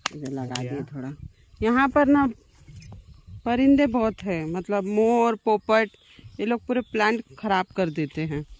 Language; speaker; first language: Hindi; native; Hindi